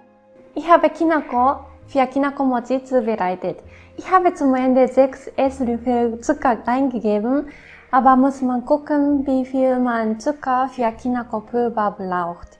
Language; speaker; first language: German; non-native, fluent; Japanese